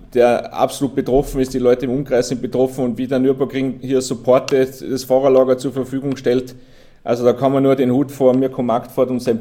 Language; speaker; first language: German; native; German